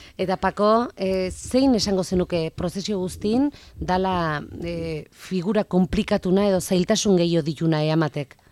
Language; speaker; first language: Basque; native; Basque